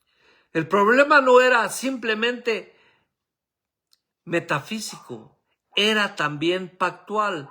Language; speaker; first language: Spanish; native; Spanish